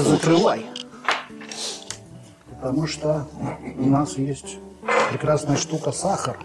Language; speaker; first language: Russian; native; Russian